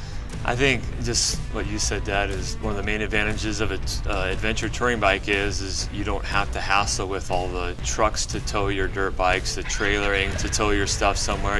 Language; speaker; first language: English; native; English